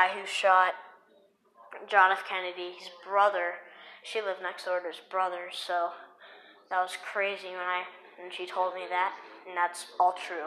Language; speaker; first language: English; native; English